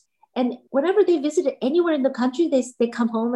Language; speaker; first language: English; non-native, fluent; Korean